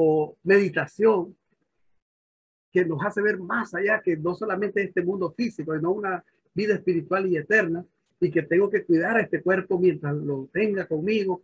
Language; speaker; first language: Spanish; native; Spanish